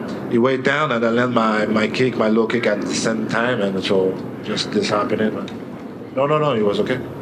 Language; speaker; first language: English; non-native, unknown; French